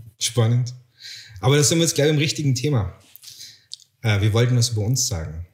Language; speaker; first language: German; native; German